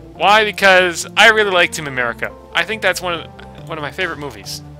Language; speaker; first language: English; native; English